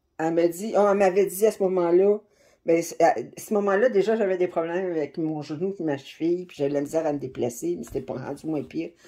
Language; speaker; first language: French; native; French